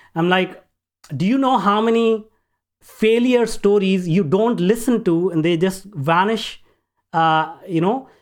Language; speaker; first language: English; non-native, local second language; Hindi